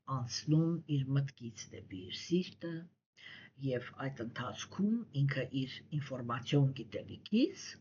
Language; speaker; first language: Armenian; native; Armenian